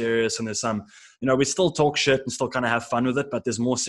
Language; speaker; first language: English; native; English